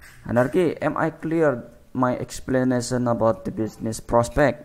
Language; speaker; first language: English; non-native, fluent; Indonesian